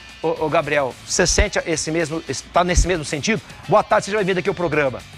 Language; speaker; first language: Portuguese; native; Portuguese